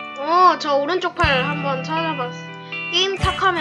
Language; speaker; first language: Korean; native; Korean